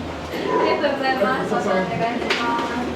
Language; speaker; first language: Japanese; native; Japanese